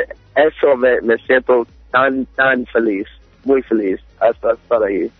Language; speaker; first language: Spanish; early bilingual, heritage; English